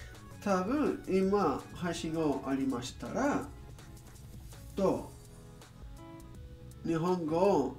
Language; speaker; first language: Japanese; non-native, learner; English